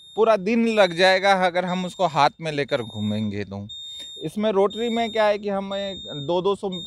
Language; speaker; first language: Hindi; native; Hindi